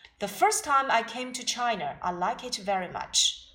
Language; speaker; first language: English; non-native, fluent; Chinese